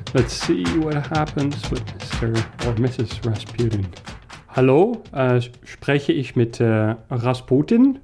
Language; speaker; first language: English; non-native, fluent; Dutch